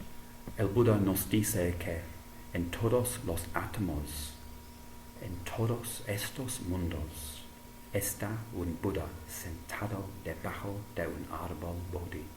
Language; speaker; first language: Spanish; non-native, fluent; English